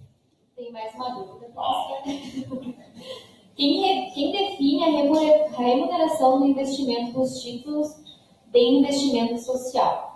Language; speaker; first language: Portuguese; native; Portuguese